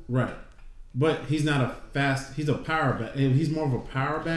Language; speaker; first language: English; native; English